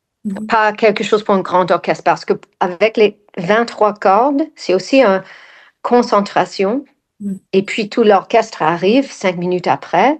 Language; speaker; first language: French; non-native, fluent; English